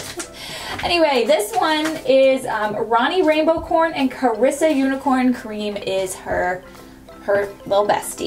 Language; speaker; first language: English; native; English